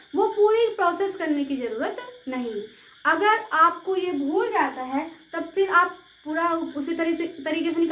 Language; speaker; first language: Hindi; native; Hindi